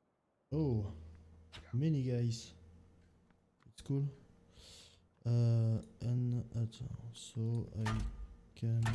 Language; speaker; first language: English; non-native, learner; French